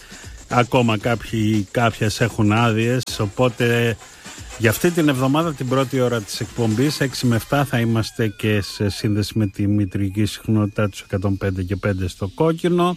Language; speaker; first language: Greek; native; Greek